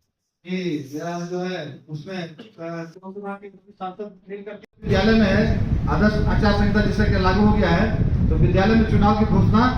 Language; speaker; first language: Hindi; native; Hindi